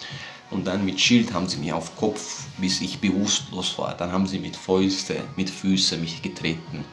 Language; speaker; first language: German; non-native, fluent; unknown